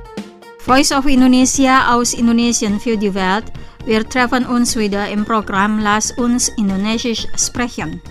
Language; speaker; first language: German; non-native, fluent; Indonesian